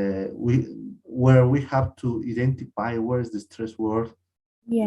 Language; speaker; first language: English; non-native, learner; Spanish